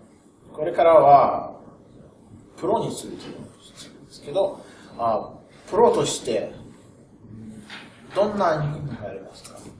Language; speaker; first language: Japanese; non-native, learner; Russian